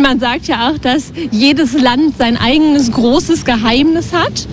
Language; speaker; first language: German; non-native, fluent; Latvian